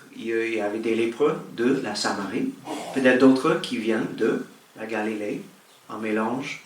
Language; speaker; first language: French; native; French